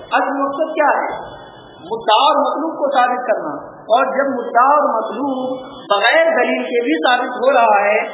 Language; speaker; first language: Urdu; native; Urdu